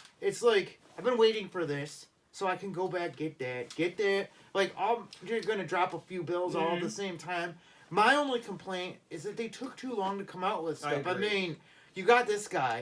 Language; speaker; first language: English; native; English